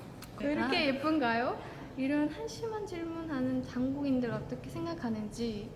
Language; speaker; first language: Korean; non-native, fluent; Estonian